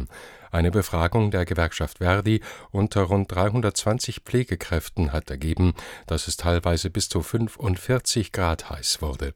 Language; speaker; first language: German; native; German